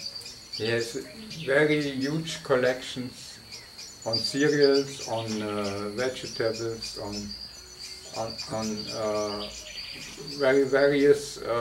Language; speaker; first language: English; non-native, fluent; German